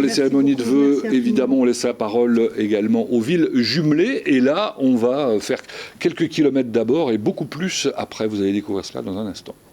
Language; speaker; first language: French; native; French